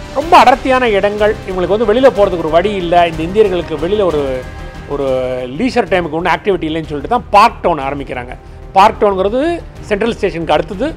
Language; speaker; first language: Tamil; native; Tamil